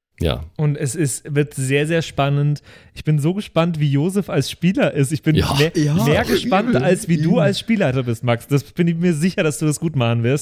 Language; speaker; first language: German; native; German